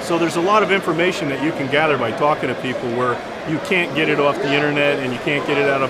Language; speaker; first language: English; native; English